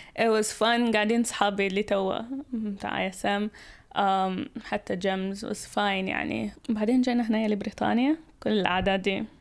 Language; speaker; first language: Arabic; early bilingual, heritage; Arabic